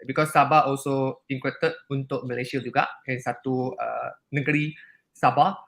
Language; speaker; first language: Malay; non-native, local second language; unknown